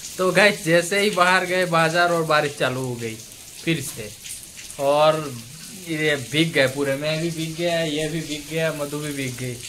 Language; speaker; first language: Hindi; non-native, local second language; Gujarati